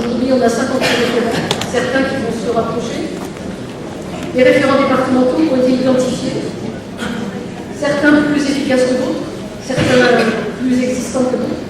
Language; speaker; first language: French; native; French